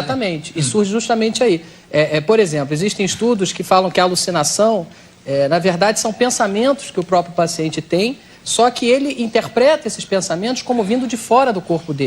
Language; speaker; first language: Portuguese; native; Portuguese